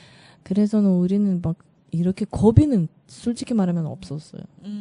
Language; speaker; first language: Korean; non-native, learner; Russian